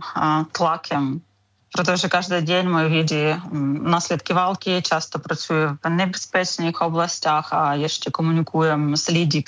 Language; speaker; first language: Czech; non-native, learner; Ukrainian